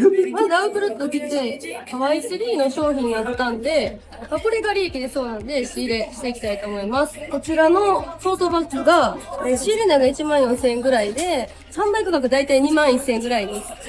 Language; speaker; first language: Japanese; native; Japanese